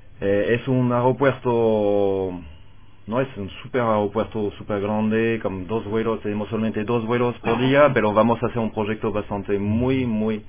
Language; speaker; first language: Spanish; non-native, fluent; French